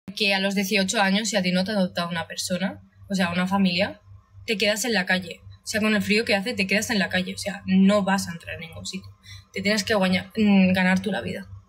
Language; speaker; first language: Spanish; early bilingual, other home language; Russian